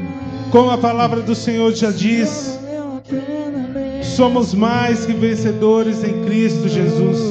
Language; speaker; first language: Portuguese; native; Portuguese